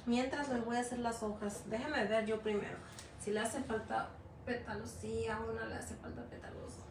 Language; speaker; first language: Spanish; early bilingual, heritage; Spanish